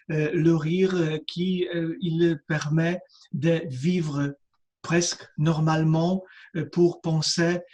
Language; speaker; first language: French; non-native, fluent; Polish